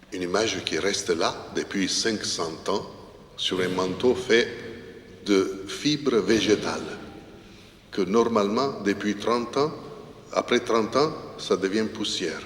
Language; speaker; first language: French; non-native, fluent; Italian